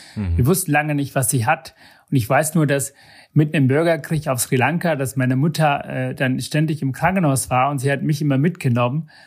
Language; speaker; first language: German; non-native, fluent; Sinhala